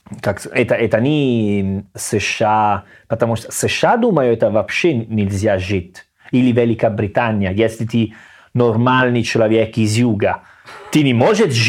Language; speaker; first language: Russian; non-native, learner; Italian